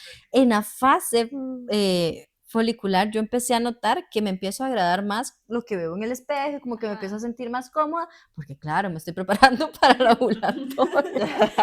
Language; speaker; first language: Spanish; native; Spanish